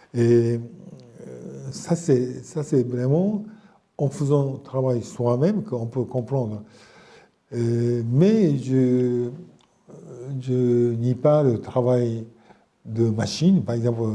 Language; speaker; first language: French; non-native, fluent; Japanese